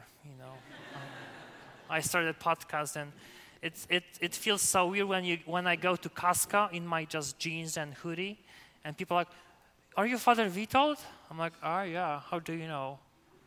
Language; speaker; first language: English; non-native, fluent; Polish